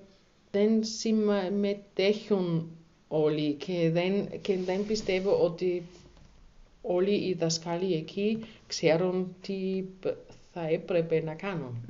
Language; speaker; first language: Greek; non-native, learner; German